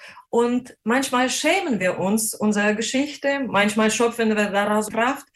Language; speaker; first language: German; non-native, fluent; Russian